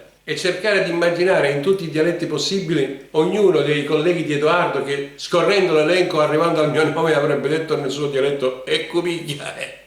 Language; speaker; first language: Italian; native; Italian